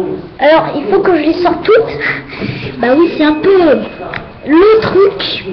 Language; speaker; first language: French; native; French